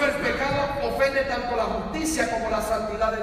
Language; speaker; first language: Spanish; native; Spanish